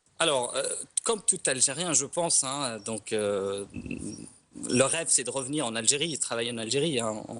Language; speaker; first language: French; non-native, local second language; Arabic